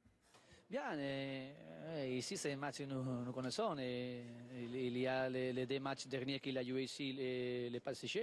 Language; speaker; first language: French; non-native, learner; Spanish